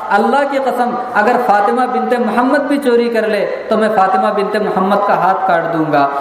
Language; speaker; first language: Urdu; native; Urdu